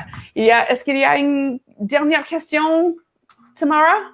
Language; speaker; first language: French; non-native, learner; English